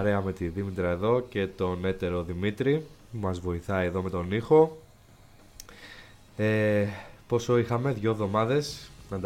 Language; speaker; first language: Greek; native; Greek